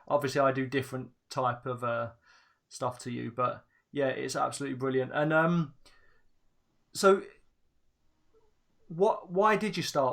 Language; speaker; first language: English; native; English